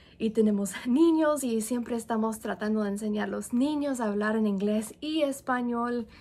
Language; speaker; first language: Spanish; non-native, fluent; English